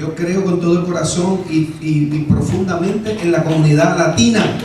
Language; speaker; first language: Spanish; native; Spanish